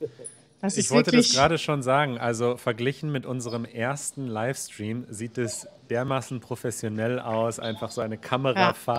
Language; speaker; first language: German; native; German